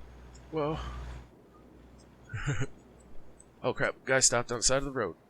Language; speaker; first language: English; native; English